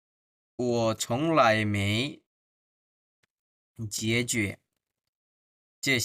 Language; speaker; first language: Chinese; non-native, fluent; Bangla